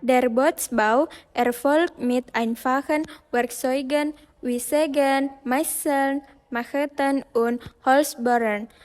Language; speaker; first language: German; non-native, learner; Indonesian